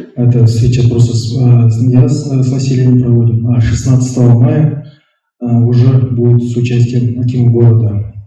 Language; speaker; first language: Russian; non-native, local second language; Kazakh